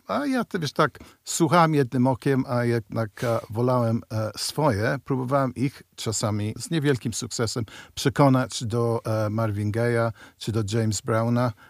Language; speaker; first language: Polish; early bilingual, heritage; Polish